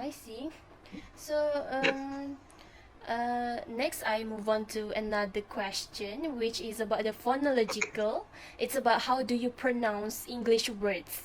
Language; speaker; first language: English; non-native, fluent; Malay